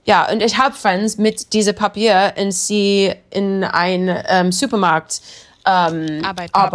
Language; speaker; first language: German; non-native, learner; English